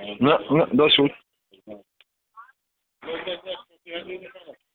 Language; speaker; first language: Dutch; non-native, fluent; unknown